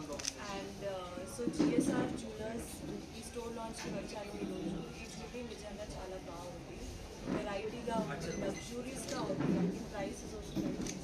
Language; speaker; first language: Telugu; non-native, learner; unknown